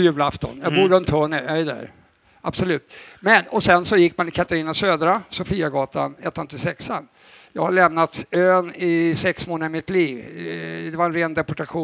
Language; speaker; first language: Swedish; native; Swedish